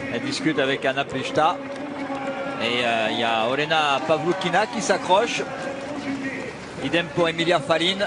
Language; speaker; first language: French; native; French